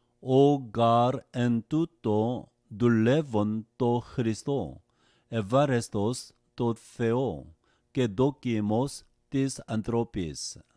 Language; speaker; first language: Greek; non-native, fluent; Korean